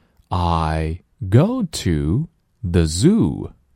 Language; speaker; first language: English; non-native, fluent; Chinese